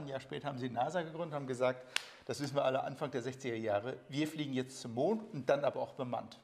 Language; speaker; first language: German; native; German